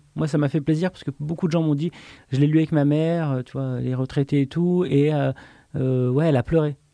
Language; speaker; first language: French; native; French